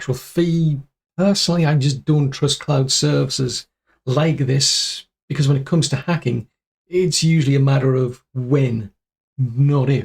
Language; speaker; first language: English; native; English